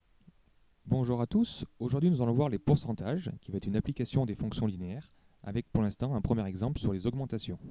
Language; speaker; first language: French; native; French